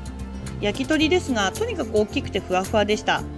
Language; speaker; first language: Japanese; native; Japanese